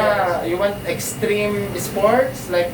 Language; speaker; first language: English; non-native, local second language; Filipino